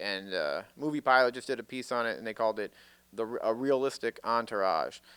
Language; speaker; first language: English; native; English